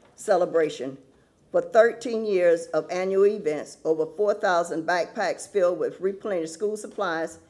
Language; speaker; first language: English; native; English